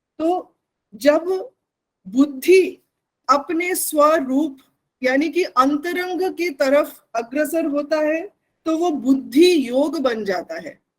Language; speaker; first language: Hindi; non-native, local second language; Bangla